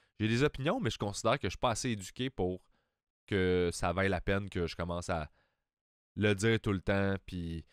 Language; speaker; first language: French; native; French